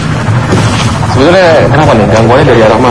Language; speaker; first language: Indonesian; native; Indonesian